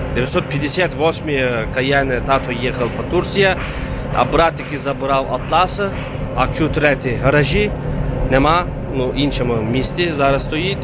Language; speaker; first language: Ukrainian; early bilingual, heritage; Turkish